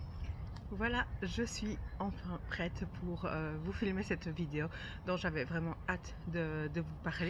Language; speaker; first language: French; native; French